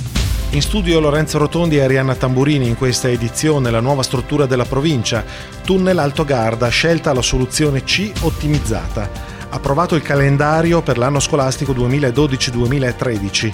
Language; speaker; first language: Italian; native; Italian